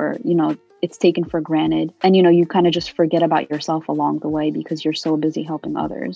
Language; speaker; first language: English; early bilingual, other home language; Arabic